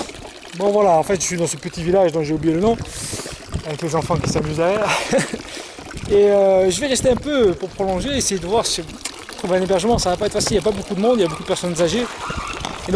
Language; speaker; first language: French; native; French